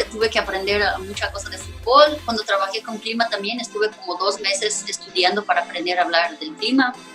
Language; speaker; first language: Spanish; non-native, fluent; Portuguese